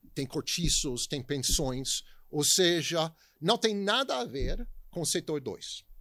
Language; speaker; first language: Portuguese; non-native, fluent; English